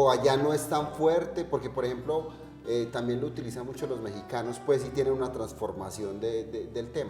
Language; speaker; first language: Spanish; native; Spanish